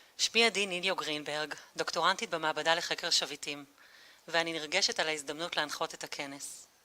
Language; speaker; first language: Hebrew; native; Hebrew